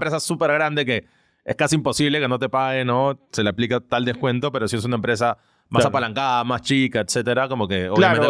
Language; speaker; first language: Spanish; native; Spanish